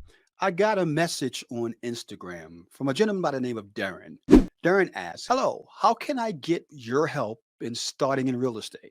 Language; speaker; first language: English; native; English